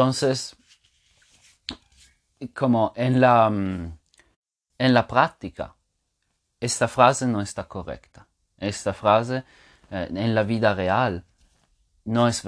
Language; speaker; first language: Spanish; non-native, fluent; Italian